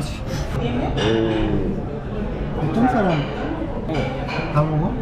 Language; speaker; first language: Korean; non-native, learner; Spanish